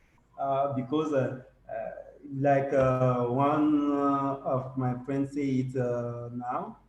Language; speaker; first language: English; non-native, learner; French